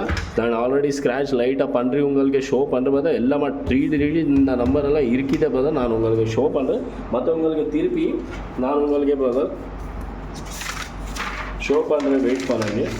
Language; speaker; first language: Tamil; non-native, local second language; Kannada